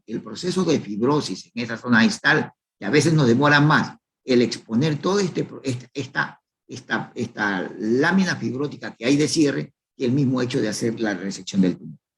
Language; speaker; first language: Spanish; native; Spanish